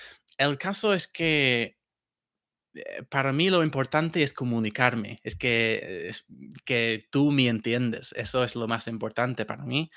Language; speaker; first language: Spanish; non-native, fluent; English